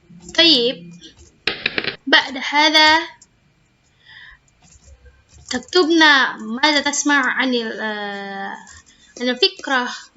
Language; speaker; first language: Arabic; non-native, learner; Indonesian